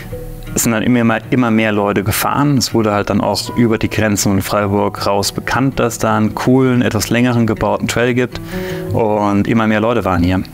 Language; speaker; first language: German; native; German